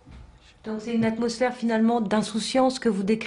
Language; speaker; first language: French; native; French